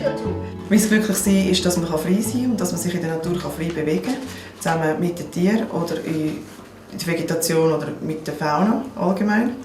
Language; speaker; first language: German; native; German